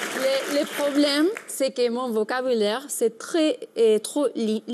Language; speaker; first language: French; non-native, learner; Spanish